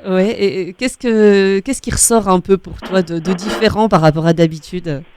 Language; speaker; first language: French; native; French